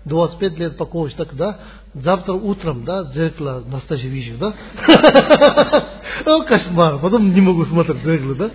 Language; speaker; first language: Russian; non-native, learner; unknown